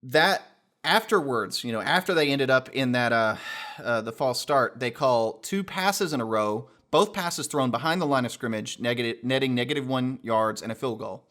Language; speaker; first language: English; native; English